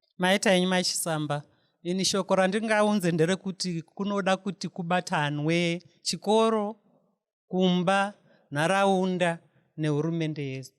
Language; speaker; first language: Shona; non-native, local second language; North Ndebele